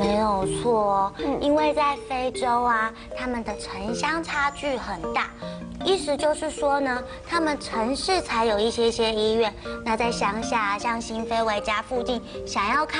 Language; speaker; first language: Chinese; native; Chinese